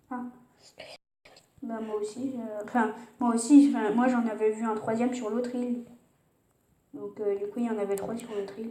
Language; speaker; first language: French; native; French